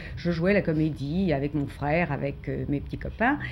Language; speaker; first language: French; native; French